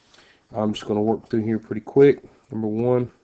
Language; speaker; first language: English; native; English